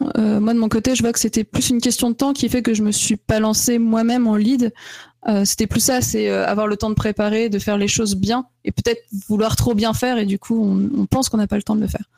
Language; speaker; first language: French; native; French